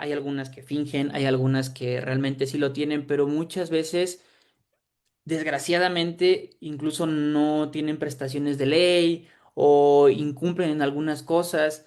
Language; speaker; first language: Spanish; native; Spanish